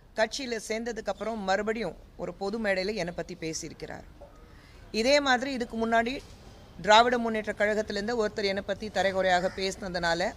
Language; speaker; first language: Tamil; non-native, fluent; Hindi